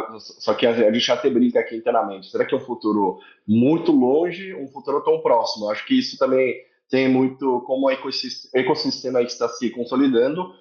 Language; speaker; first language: Portuguese; early bilingual, other home language; Korean